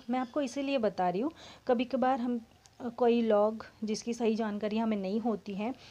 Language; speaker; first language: Hindi; non-native, local second language; Marathi